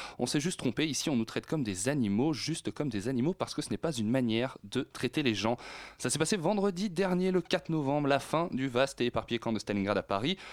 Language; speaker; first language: French; native; French